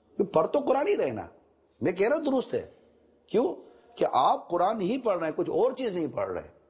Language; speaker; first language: Urdu; native; Urdu